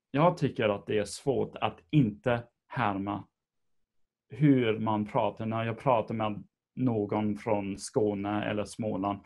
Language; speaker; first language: Swedish; non-native, fluent; English